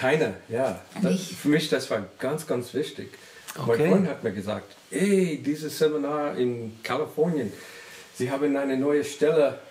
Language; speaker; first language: German; non-native, learner; English